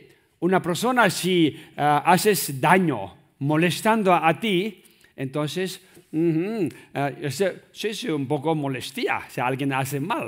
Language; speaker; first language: Spanish; non-native, learner; Tibetan